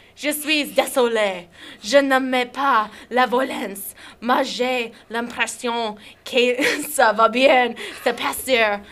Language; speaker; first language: French; non-native, learner; English